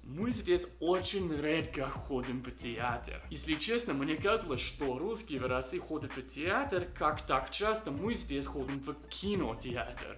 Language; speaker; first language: Russian; non-native, fluent; English